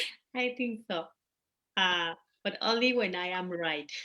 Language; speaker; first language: English; non-native, learner; Spanish